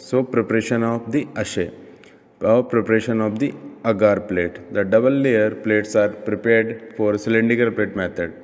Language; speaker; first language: English; non-native, local second language; Hindi